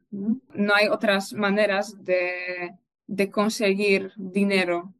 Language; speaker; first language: Spanish; non-native, fluent; Polish